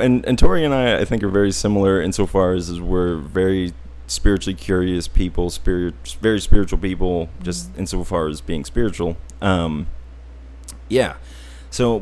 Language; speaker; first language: English; native; English